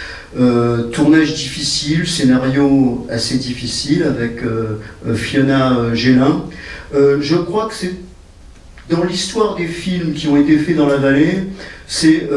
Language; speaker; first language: French; native; French